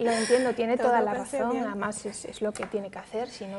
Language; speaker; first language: Spanish; native; Spanish